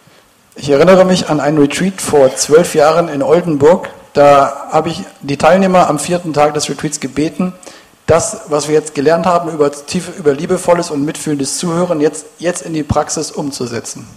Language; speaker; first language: German; native; German